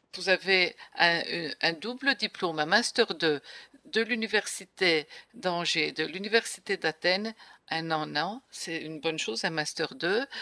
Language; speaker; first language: French; non-native, fluent; Greek